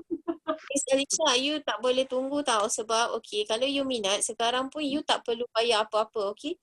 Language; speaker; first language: Malay; native; Malay